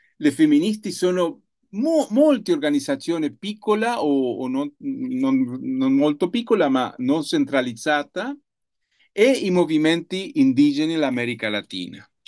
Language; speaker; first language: Italian; non-native, learner; Spanish